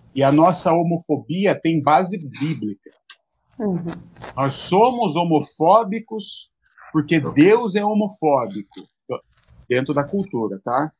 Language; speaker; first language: Portuguese; native; Portuguese